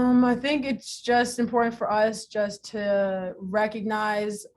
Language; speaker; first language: English; native; English